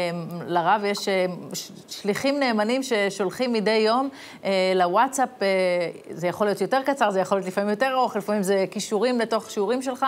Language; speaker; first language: Hebrew; native; Hebrew